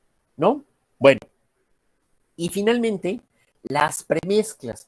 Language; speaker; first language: Spanish; native; Spanish